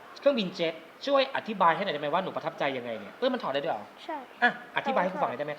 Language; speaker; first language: Thai; native; Thai